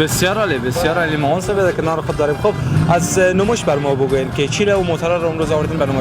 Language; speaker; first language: Persian; native; Persian